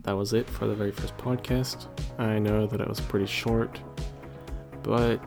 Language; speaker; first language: English; native; English